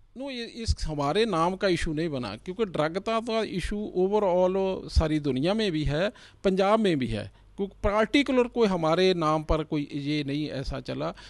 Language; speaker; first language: Hindi; non-native, local second language; Punjabi